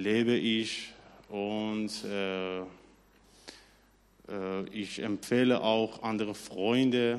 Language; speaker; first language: German; non-native, learner; Persian